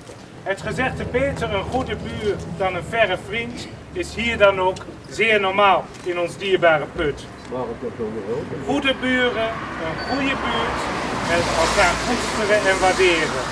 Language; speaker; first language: Dutch; native; Dutch